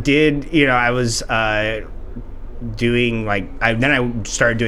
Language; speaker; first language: English; native; English